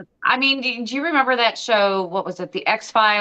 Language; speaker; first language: English; native; English